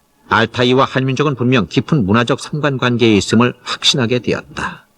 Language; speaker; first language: Korean; native; Korean